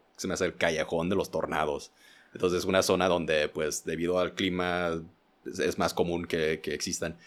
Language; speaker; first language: Spanish; early bilingual, heritage; Spanish